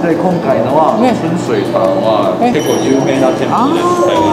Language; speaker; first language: Japanese; non-native, learner; Chinese